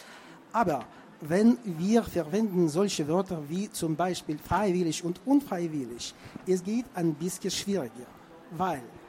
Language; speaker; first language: German; non-native, fluent; Russian